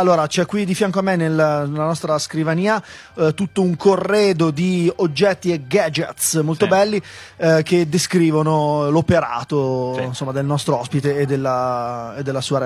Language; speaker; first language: Italian; native; Italian